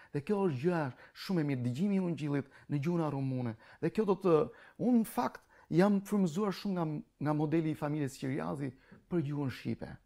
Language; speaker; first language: Albanian; non-native, local second language; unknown